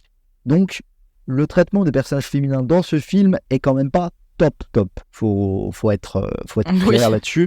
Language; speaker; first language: French; native; French